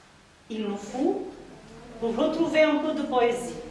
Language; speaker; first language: French; native; French